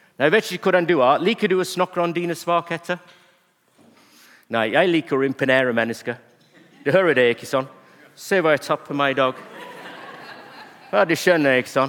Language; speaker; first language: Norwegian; non-native, fluent; English